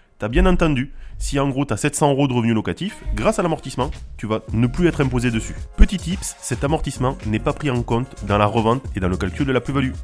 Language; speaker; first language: French; native; French